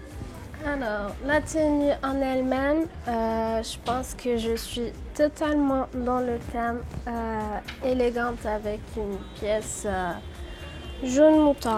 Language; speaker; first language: French; non-native, local second language; Arabic